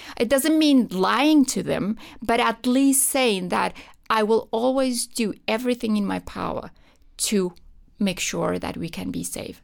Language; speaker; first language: English; non-native, fluent; Persian